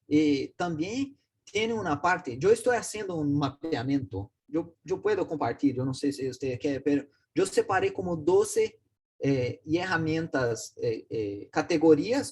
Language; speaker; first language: Spanish; non-native, learner; Portuguese